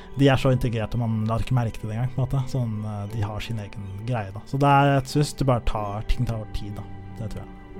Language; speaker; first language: Norwegian; early bilingual, other home language; Somali